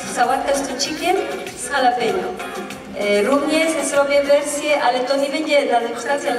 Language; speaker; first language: Polish; non-native, learner; Spanish